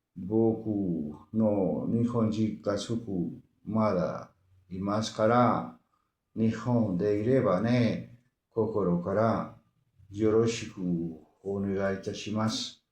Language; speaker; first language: Japanese; non-native, learner; Spanish